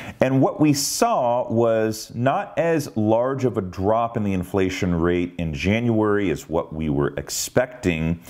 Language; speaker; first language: English; native; English